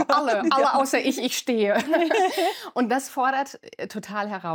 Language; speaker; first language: German; native; German